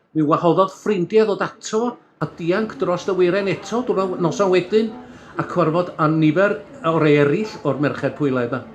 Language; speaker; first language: Welsh; native; Welsh